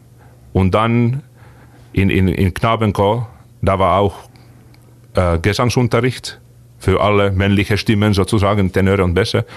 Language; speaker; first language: German; non-native, fluent; Finnish